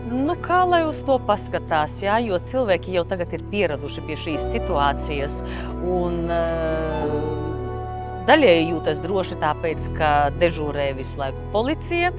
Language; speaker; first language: Latvian; native; Latvian